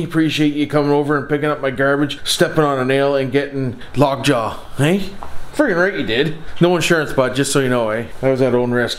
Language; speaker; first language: English; native; English